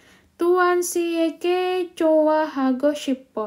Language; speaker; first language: Korean; non-native, learner; Indonesian